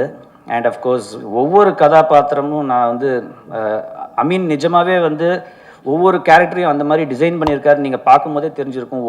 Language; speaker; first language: Tamil; native; Tamil